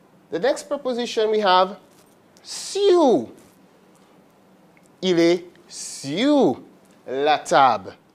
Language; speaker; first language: French; non-native, fluent; English